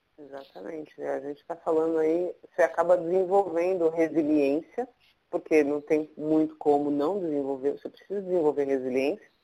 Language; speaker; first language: Portuguese; native; Portuguese